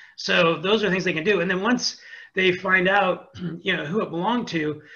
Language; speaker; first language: English; native; English